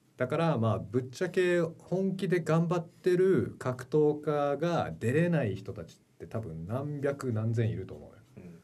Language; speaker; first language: Japanese; early bilingual, heritage; Japanese